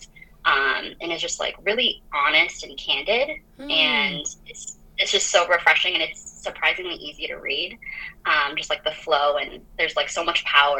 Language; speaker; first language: English; native; English